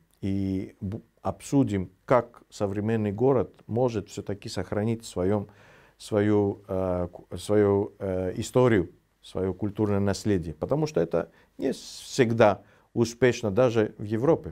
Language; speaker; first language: Russian; non-native, fluent; Greek